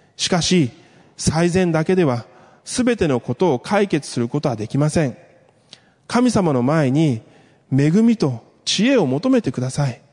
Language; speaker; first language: Japanese; early bilingual, other home language; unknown